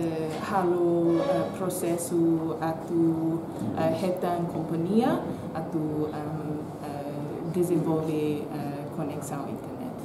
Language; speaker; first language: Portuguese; non-native, local second language; Tetum